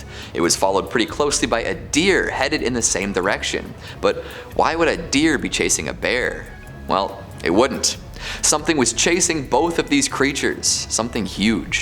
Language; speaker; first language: English; native; English